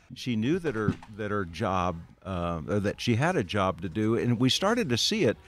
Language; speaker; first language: English; native; English